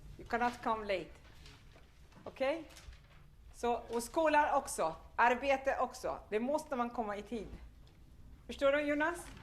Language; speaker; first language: Swedish; non-native, fluent; Arabic